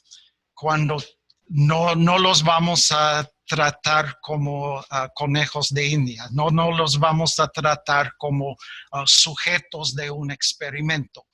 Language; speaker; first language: Spanish; non-native, fluent; English